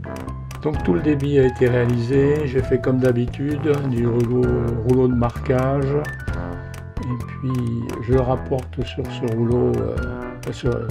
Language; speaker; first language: French; native; French